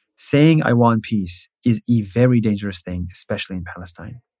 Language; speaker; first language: English; non-native, fluent; Hebrew